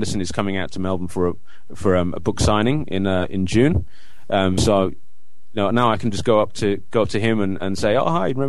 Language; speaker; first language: English; native; English